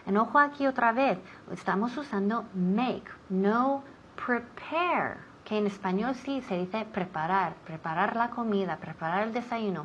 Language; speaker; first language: Spanish; non-native, fluent; English